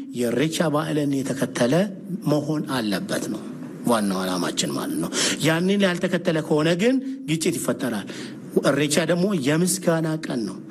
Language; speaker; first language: Amharic; non-native, local second language; Oromo